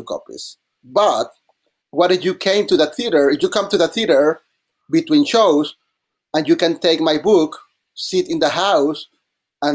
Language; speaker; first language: English; non-native, fluent; Spanish